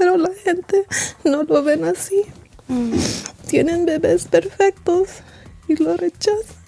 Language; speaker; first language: Spanish; early bilingual, heritage; Spanish